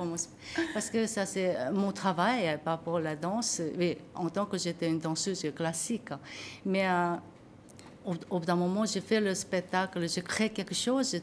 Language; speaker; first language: French; non-native, learner; Korean